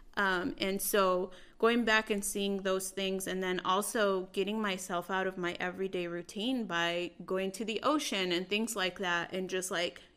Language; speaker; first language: English; early bilingual, other home language; Spanish